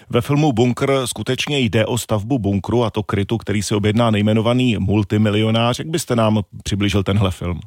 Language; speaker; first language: Czech; native; Czech